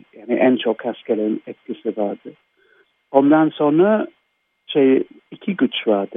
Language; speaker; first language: Turkish; non-native, fluent; English